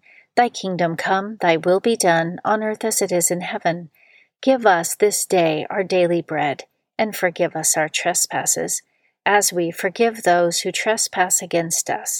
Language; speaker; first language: English; native; English